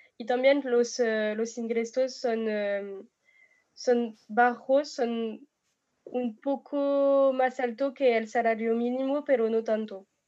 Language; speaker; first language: Spanish; non-native, learner; French